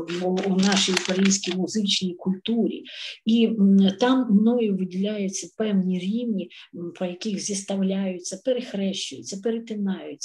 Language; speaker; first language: Ukrainian; native; Ukrainian